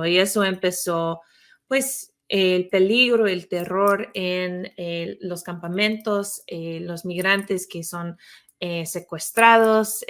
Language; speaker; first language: Spanish; non-native, fluent; English